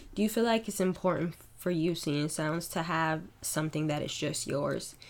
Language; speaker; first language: English; native; English